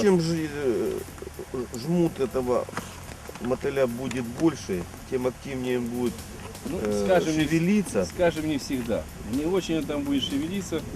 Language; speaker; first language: Russian; non-native, local second language; Ukrainian